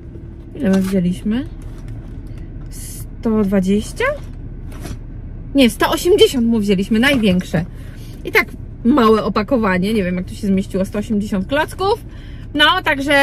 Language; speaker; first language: Polish; native; Polish